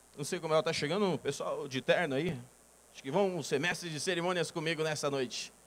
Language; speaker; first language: Portuguese; native; Portuguese